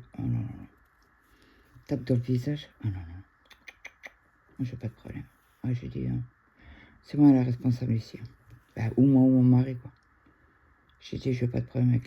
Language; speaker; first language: French; native; French